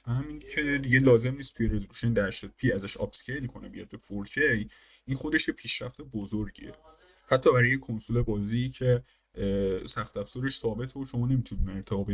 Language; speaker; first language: Persian; native; Persian